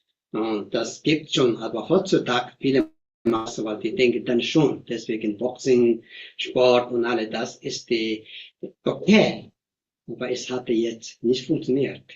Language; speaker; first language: German; non-native, fluent; Tibetan